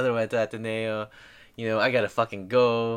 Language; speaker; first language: English; non-native, local second language; Filipino